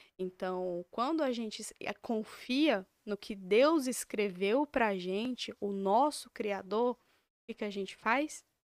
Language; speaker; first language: Portuguese; native; Portuguese